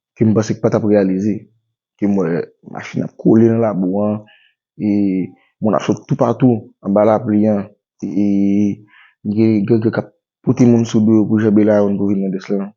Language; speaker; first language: Haitian Creole; native; Haitian Creole